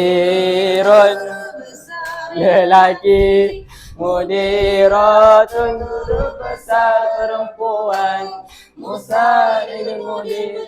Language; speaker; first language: Arabic; non-native, learner; Malay